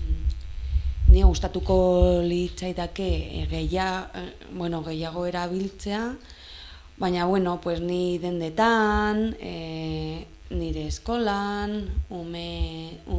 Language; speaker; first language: Basque; non-native, local second language; Spanish